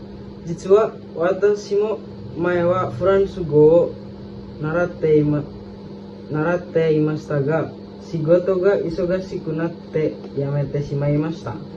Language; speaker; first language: Japanese; non-native, learner; Indonesian